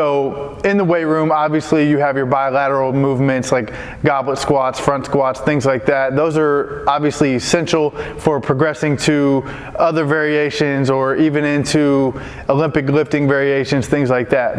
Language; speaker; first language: English; native; English